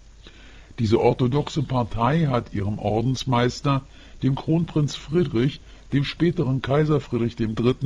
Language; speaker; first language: German; native; German